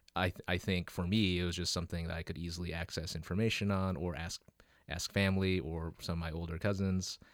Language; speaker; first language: English; early bilingual, other home language; Filipino